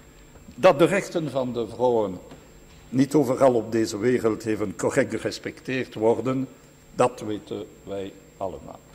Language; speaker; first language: Dutch; non-native, fluent; French